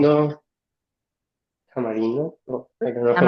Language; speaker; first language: English; non-native, learner; Spanish